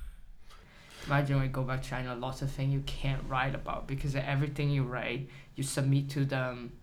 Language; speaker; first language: English; non-native, learner; Chinese